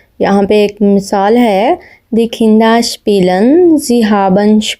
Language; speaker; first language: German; non-native, fluent; Urdu